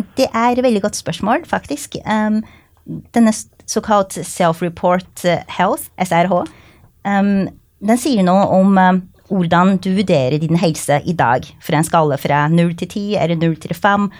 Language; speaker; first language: Norwegian; non-native, fluent; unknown